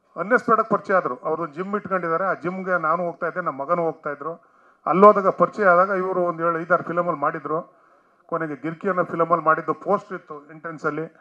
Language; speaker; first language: Kannada; native; Kannada